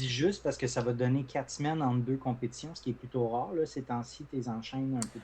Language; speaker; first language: French; native; French